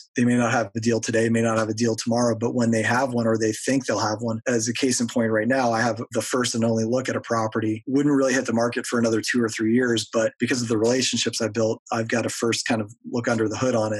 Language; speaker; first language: English; native; English